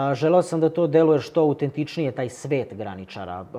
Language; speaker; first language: Serbian; native; Serbian